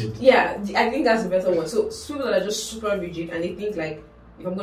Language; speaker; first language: English; non-native, local second language; Yoruba